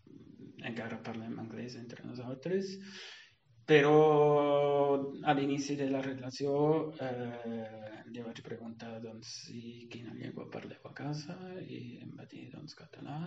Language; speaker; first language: Catalan; non-native, fluent; German